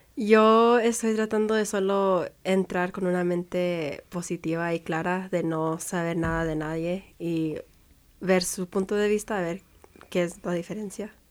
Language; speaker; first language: Spanish; early bilingual, heritage; Spanish